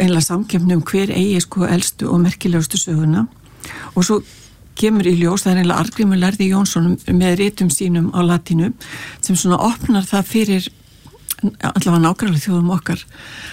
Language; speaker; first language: Icelandic; native; Icelandic